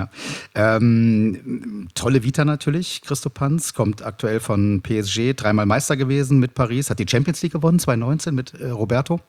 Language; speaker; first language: German; native; German